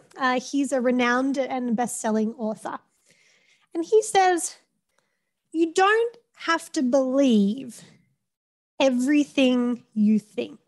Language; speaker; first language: English; native; English